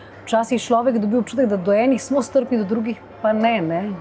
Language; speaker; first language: Slovenian; native; Slovenian